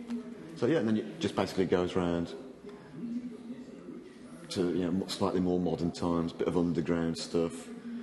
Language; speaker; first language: English; native; English